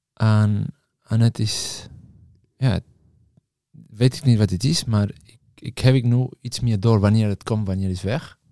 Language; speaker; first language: Dutch; non-native, fluent; Spanish